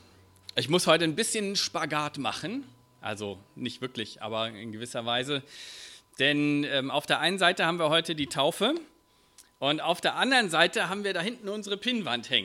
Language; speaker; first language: German; native; German